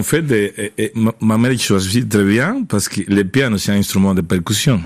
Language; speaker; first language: French; non-native, fluent; Spanish